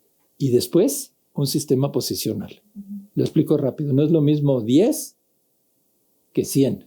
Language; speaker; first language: Spanish; native; Spanish